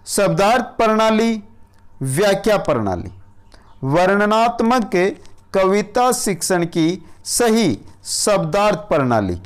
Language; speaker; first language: Hindi; native; Hindi